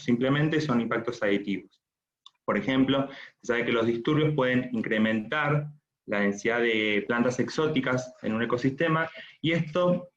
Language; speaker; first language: Spanish; native; Spanish